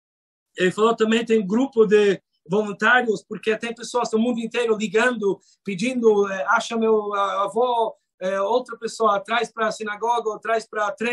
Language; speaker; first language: Portuguese; non-native, fluent; Hebrew